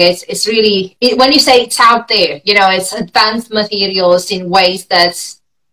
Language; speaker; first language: English; non-native, fluent; Italian